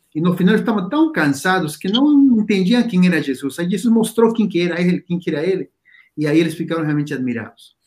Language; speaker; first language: Portuguese; non-native, fluent; Spanish